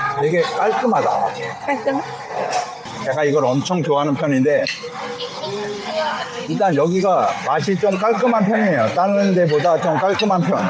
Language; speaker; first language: Korean; native; Korean